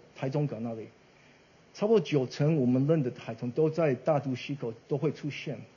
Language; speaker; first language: Chinese; early bilingual, heritage; Chinese